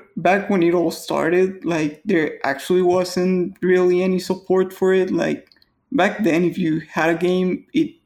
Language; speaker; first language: English; non-native, fluent; Spanish